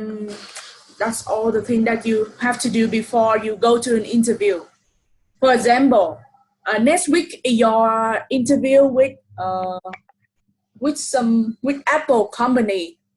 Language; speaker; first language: English; non-native, fluent; Vietnamese